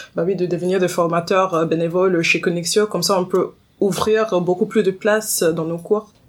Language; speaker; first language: French; non-native, fluent; English